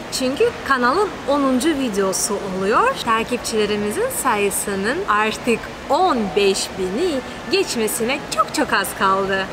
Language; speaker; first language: Turkish; non-native, fluent; Russian